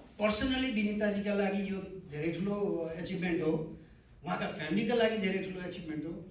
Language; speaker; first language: Nepali; native; Nepali